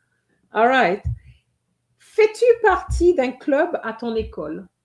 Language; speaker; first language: French; non-native, fluent; English